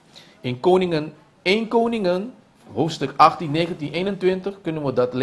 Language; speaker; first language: Dutch; non-native, local second language; Papiamento